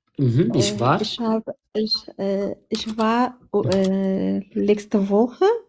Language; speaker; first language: German; non-native, learner; Amharic